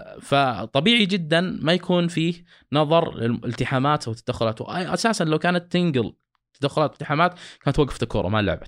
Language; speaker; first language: Arabic; native; Arabic